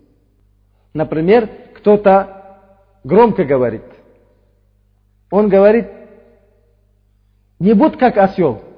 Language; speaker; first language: Russian; non-native, fluent; Uzbek